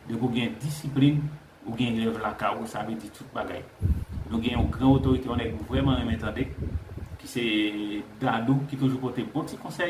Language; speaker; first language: French; non-native, local second language; Haitian Creole